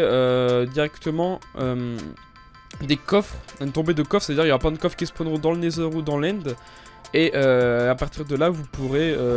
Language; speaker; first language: French; native; French